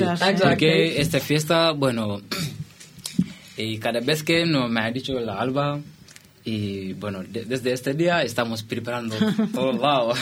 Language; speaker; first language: Spanish; non-native, learner; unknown